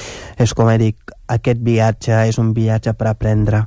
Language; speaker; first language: Catalan; non-native, fluent; Wolof